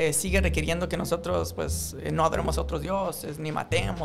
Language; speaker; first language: Spanish; non-native, fluent; English